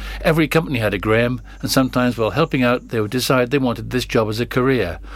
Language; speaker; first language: English; native; English